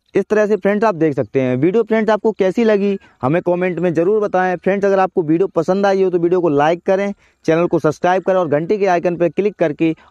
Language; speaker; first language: Hindi; native; Hindi